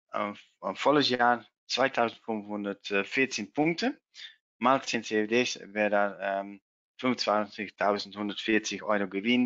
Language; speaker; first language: German; non-native, learner; Dutch